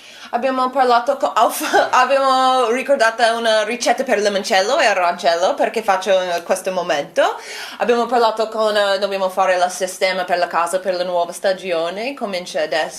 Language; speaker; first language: Italian; non-native, learner; English